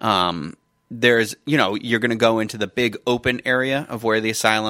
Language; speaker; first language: English; native; English